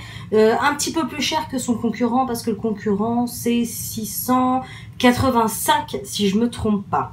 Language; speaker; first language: French; native; French